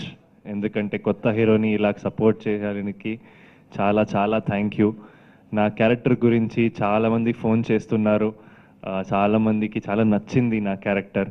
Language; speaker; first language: Telugu; non-native, learner; Kannada